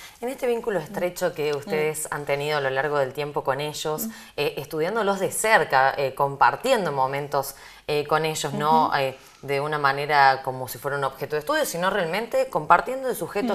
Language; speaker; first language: Spanish; native; Spanish